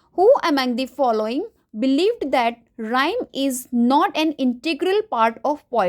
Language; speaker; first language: English; non-native, local second language; Hindi